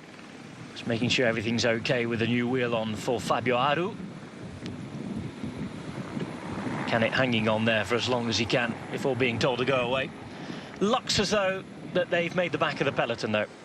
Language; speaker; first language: English; native; English